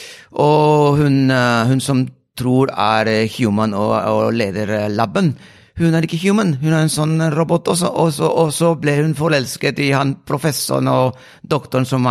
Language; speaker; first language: Norwegian; non-native, fluent; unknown